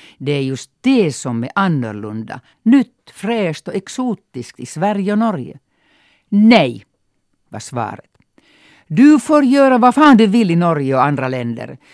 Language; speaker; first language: Swedish; non-native, local second language; Finnish